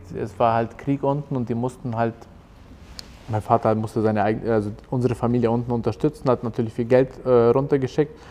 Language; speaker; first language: German; early bilingual, other home language; Albanian